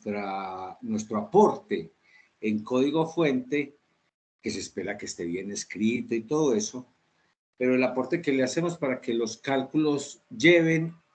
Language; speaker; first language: Spanish; native; Spanish